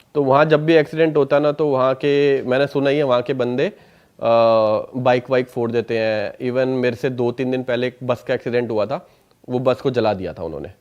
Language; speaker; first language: Hindi; non-native, local second language; Punjabi